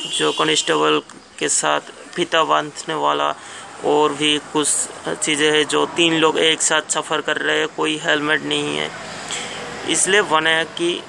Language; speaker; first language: Hindi; non-native, local second language; Bangla